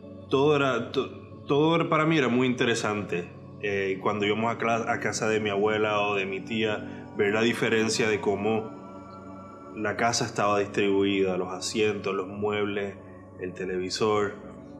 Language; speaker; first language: Spanish; native; Spanish